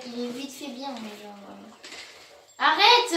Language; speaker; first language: French; native; French